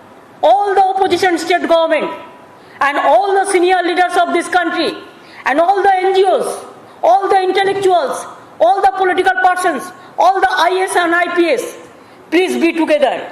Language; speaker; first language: English; non-native, local second language; Bangla